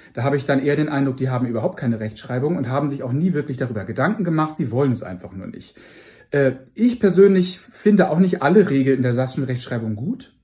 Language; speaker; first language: German; native; German